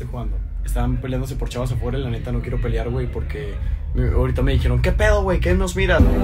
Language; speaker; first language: Spanish; native; Spanish